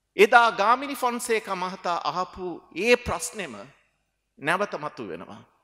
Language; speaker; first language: Sinhala; non-native, local second language; Tamil